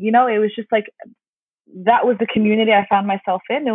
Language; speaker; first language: English; early bilingual, other home language; Arabic